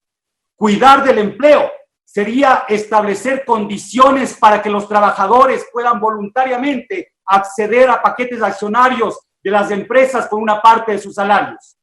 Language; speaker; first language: Spanish; native; Spanish